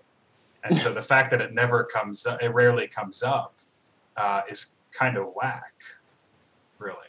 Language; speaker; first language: English; native; English